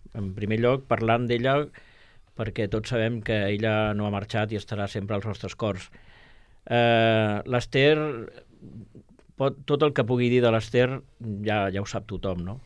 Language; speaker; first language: Catalan; native; Catalan